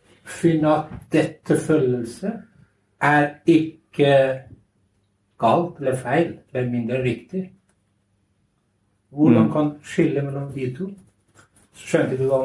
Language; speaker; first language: Norwegian; non-native, learner; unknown